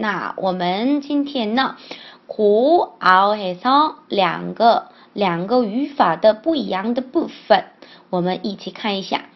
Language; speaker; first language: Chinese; non-native, learner; Korean